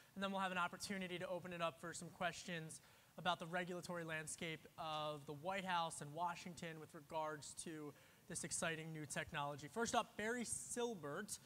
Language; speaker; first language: English; native; English